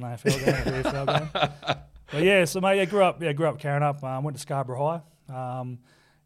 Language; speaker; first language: English; native; English